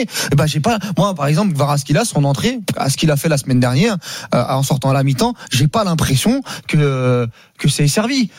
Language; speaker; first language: French; native; French